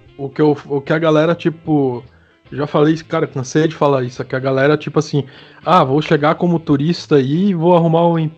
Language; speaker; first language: Portuguese; native; Portuguese